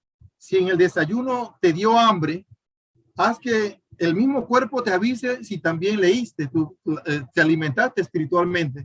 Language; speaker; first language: Spanish; native; Spanish